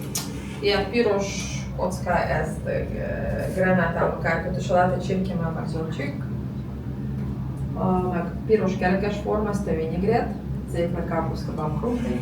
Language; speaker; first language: Hungarian; non-native, learner; Russian